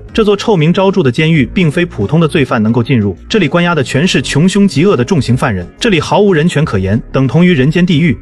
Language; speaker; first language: Chinese; native; Chinese